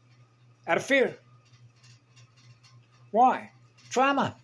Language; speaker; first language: English; native; English